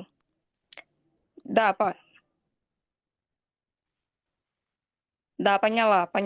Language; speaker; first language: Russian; non-native, learner; Portuguese